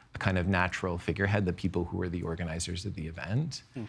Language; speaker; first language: English; native; English